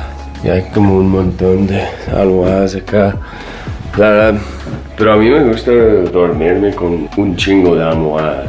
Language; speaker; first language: Spanish; non-native, fluent; English